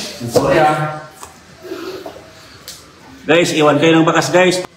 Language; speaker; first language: Filipino; native; Filipino